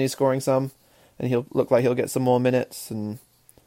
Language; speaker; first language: English; native; English